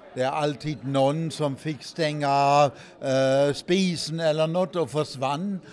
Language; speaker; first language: Swedish; non-native, fluent; German